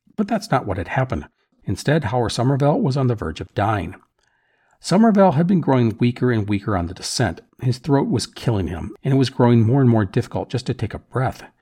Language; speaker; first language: English; native; English